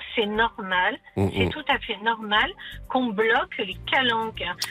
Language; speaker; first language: French; native; French